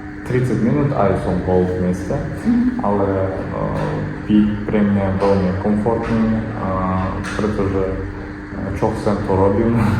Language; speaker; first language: Slovak; non-native, learner; Kazakh